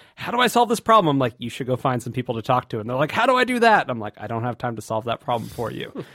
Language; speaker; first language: English; native; English